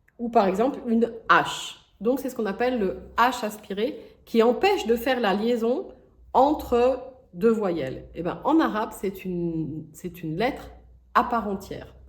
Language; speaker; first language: French; native; French